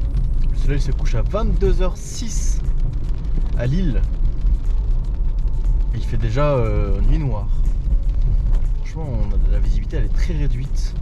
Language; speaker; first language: French; native; French